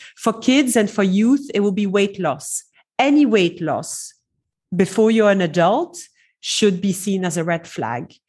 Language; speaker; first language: English; non-native, fluent; French